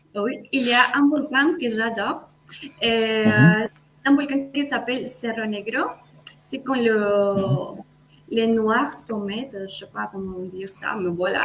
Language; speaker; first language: French; non-native, fluent; Spanish